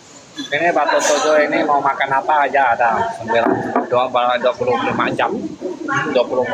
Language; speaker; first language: Indonesian; non-native, learner; Vietnamese